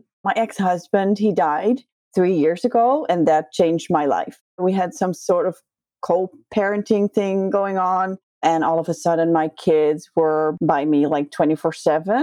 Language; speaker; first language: English; non-native, fluent; Dutch